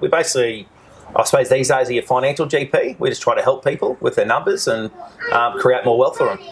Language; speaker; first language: English; native; English